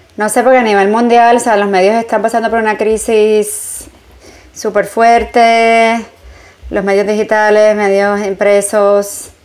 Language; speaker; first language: Spanish; native; Spanish